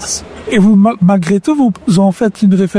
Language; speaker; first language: French; native; French